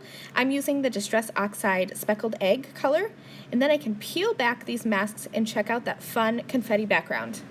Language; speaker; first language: English; native; English